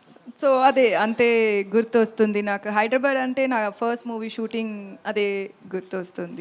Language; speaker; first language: Telugu; non-native, learner; Tamil